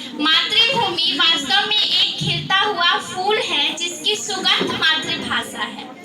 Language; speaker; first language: Hindi; native; Hindi